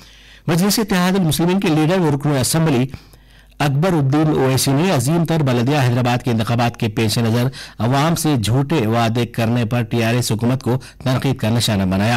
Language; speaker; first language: Urdu; native; Urdu